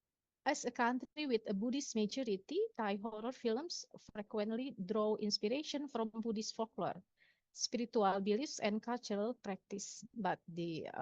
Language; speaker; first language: English; non-native, local second language; Indonesian